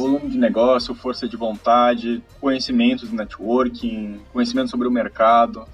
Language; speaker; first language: Portuguese; native; Portuguese